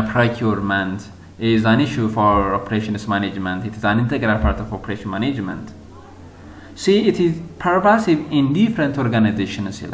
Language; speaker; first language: English; non-native, local second language; Amharic